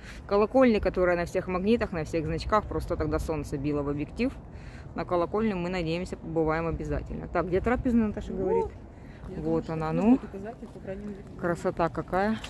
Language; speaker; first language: Russian; native; Russian